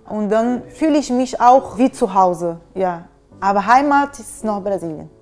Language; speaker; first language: German; non-native, fluent; Portuguese